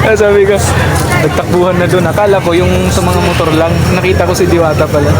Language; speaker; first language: Filipino; native; Filipino